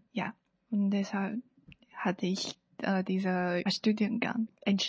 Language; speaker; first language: German; non-native, learner; Chinese